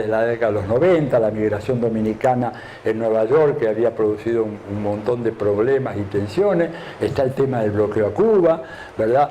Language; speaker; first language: Spanish; native; Spanish